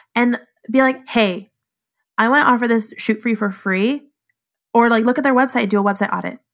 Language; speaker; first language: English; native; English